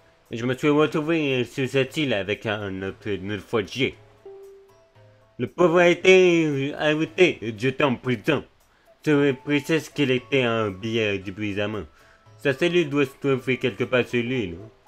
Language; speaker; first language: French; native; French